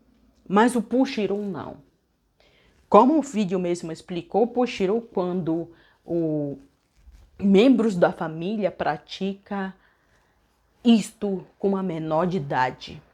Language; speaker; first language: Portuguese; non-native, local second language; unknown